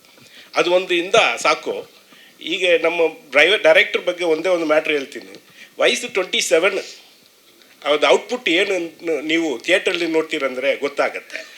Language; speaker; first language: Kannada; non-native, learner; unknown